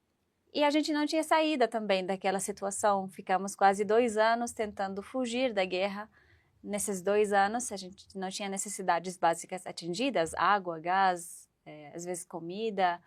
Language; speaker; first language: Portuguese; non-native, fluent; Arabic